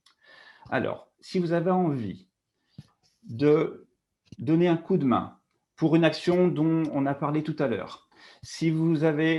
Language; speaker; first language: French; native; French